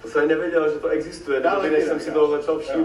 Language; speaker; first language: Czech; native; Czech